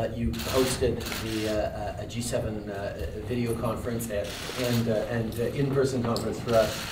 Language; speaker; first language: English; native; English